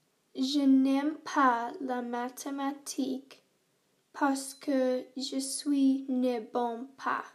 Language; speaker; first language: French; non-native, learner; English